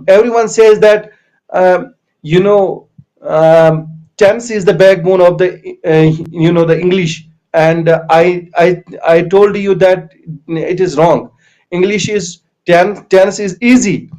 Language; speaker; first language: English; non-native, local second language; Kashmiri